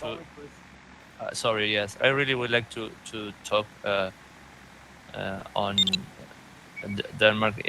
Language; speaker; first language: English; non-native, fluent; Spanish